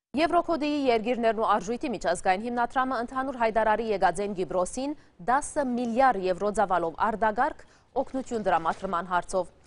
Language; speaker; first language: Armenian; early bilingual, heritage; Armenian